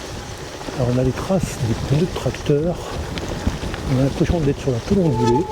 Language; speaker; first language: French; native; French